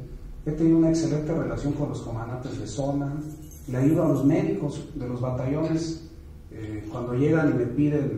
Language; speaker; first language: Spanish; native; Spanish